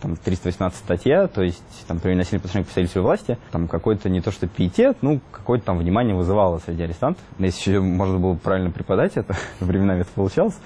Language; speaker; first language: Russian; native; Russian